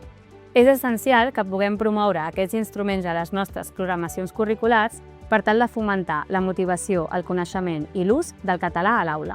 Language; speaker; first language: Catalan; native; Catalan